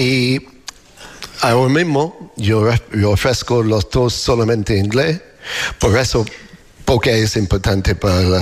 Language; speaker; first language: Spanish; non-native, learner; English